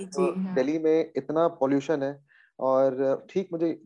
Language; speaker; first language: Hindi; native; Hindi